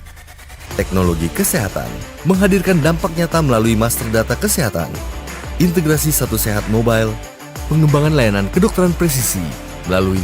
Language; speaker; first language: Indonesian; native; Indonesian